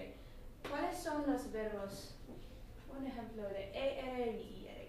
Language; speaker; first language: Spanish; non-native, learner; English